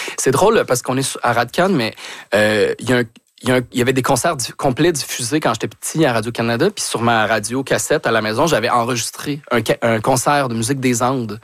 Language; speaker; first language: French; native; French